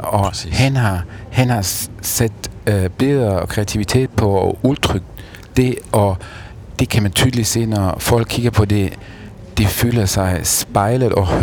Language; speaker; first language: Danish; non-native, fluent; German